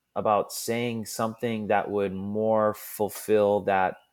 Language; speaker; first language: English; native; English